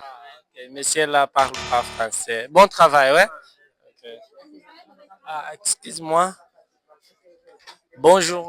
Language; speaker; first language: French; non-native, fluent; Portuguese